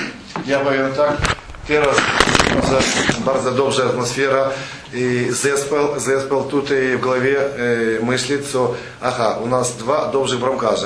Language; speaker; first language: Polish; non-native, learner; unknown